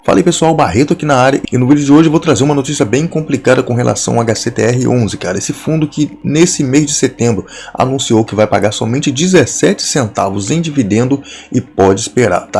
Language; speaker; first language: Portuguese; native; Portuguese